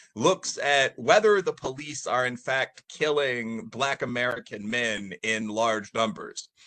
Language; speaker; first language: English; native; English